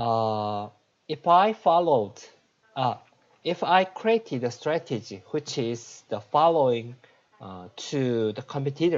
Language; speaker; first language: English; non-native, learner; Korean